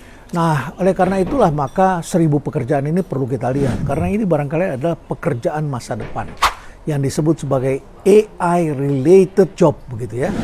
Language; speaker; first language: Indonesian; native; Indonesian